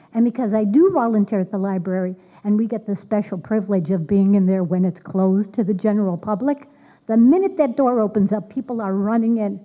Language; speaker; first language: English; native; English